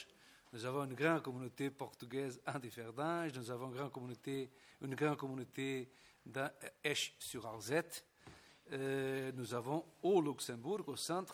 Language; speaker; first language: French; non-native, fluent; Portuguese